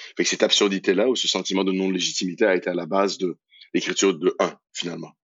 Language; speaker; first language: French; early bilingual, other home language; Persian